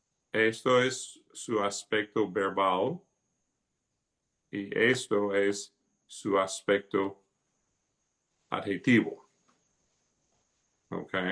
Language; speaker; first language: Spanish; early bilingual, heritage; Spanish